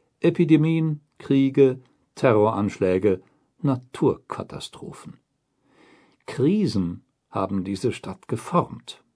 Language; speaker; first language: German; native; German